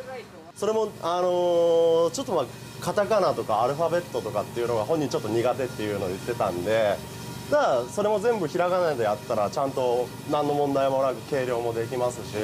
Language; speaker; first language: Japanese; native; Japanese